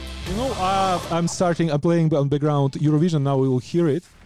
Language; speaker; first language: English; non-native, fluent; Ukrainian